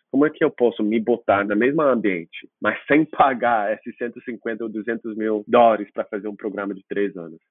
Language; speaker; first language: Portuguese; non-native, fluent; English